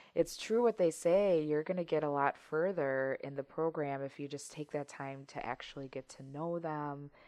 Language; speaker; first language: English; native; English